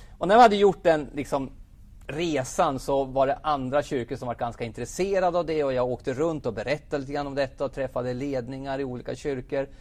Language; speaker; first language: Swedish; native; Swedish